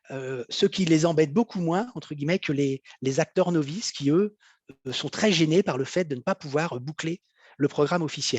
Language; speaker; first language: French; native; French